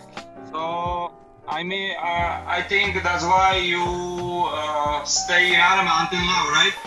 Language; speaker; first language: English; non-native, fluent; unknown